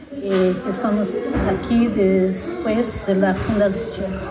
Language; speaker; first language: Spanish; non-native, learner; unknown